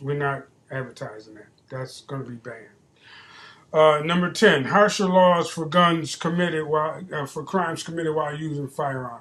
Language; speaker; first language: English; native; English